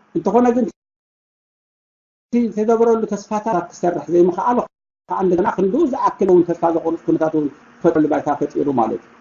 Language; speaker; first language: Tigrinya; native; Tigrinya